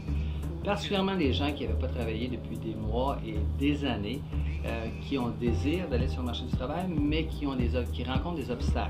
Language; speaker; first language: French; native; French